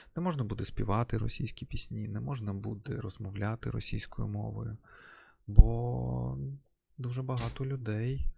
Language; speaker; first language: Ukrainian; non-native, local second language; Russian